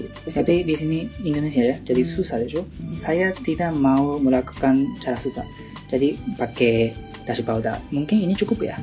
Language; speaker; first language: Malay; non-native, learner; Japanese